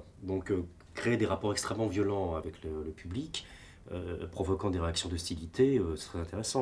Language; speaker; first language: French; native; French